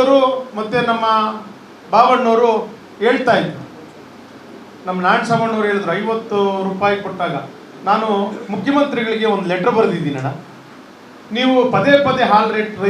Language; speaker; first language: Kannada; native; Kannada